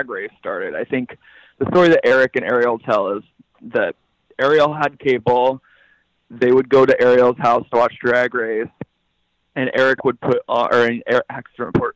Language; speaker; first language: English; native; English